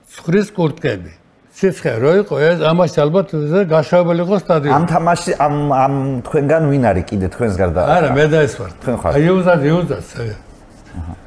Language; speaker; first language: Georgian; native; Georgian